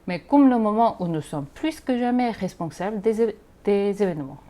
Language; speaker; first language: French; non-native, fluent; Korean